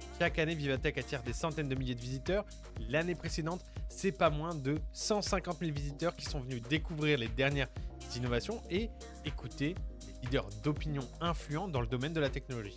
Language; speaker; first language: French; native; French